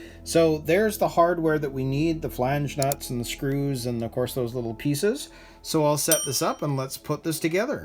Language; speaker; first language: English; native; English